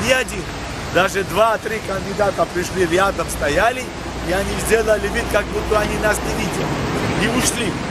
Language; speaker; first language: Russian; non-native, local second language; Georgian